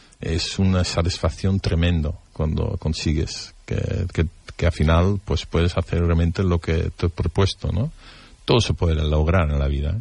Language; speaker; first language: Spanish; non-native, fluent; Dutch